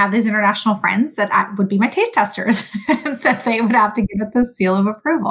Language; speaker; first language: English; early bilingual, other home language; Arabic